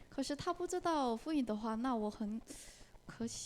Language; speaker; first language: Chinese; non-native, fluent; Korean